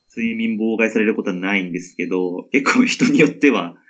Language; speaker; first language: Japanese; native; Japanese